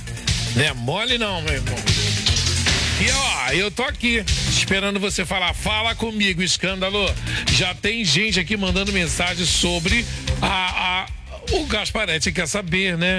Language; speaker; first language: Portuguese; native; Portuguese